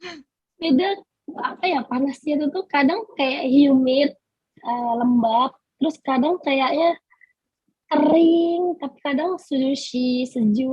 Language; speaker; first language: Indonesian; native; Indonesian